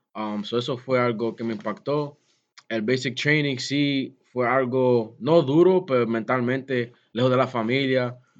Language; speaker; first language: Spanish; early bilingual, heritage; Spanish